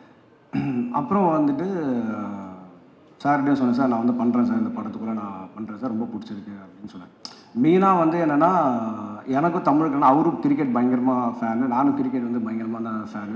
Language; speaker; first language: Tamil; native; Tamil